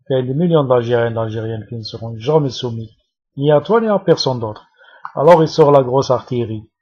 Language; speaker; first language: French; non-native, local second language; Arabic